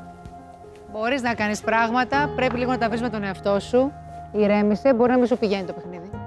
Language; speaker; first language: Greek; native; Greek